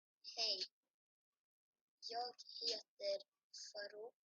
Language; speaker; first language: Swedish; non-native, learner; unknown